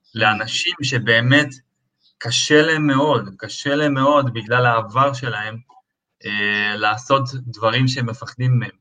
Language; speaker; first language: Hebrew; early bilingual, other home language; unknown